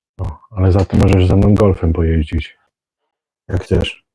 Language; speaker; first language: Polish; native; Polish